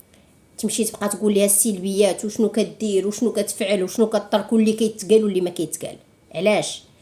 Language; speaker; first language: Arabic; native; Arabic